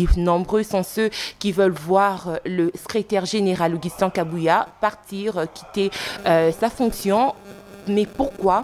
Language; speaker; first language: French; non-native, local second language; Lingala